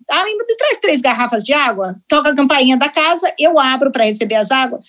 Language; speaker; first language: Portuguese; early bilingual, heritage; Portuguese